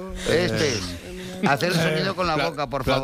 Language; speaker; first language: Spanish; native; Spanish